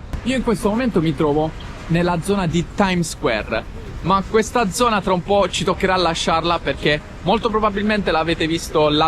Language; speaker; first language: Italian; native; Italian